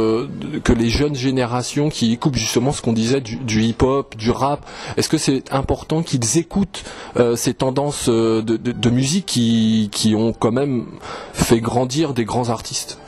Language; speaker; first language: French; native; French